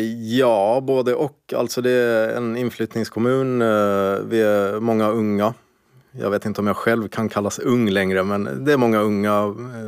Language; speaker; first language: Swedish; native; Swedish